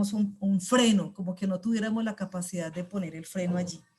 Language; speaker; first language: Spanish; native; Spanish